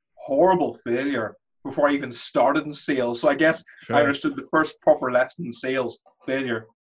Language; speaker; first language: English; native; English